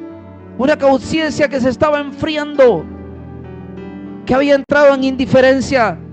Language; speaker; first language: Spanish; native; Spanish